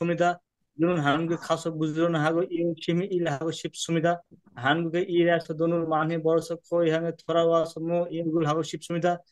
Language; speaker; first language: Korean; non-native, learner; Bangla